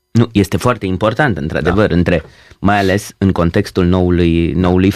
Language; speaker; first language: Romanian; native; Romanian